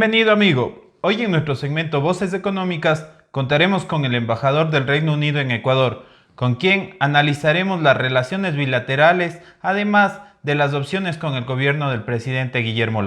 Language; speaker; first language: Spanish; native; Spanish